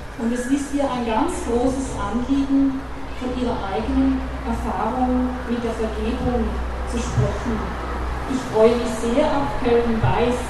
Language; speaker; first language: German; native; German